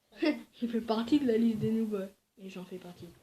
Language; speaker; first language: French; native; French